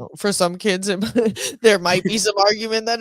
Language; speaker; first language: English; native; English